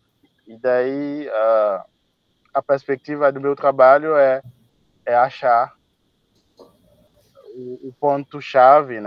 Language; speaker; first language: Portuguese; non-native, fluent; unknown